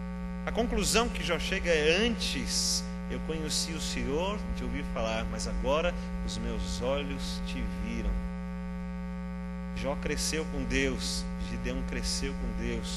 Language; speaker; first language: Portuguese; native; Portuguese